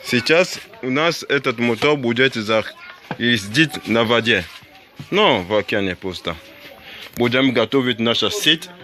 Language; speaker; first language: Russian; non-native, learner; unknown